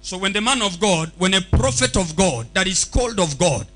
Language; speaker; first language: English; non-native, local second language; Swahili